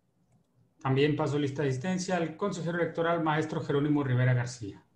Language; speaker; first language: Spanish; native; Spanish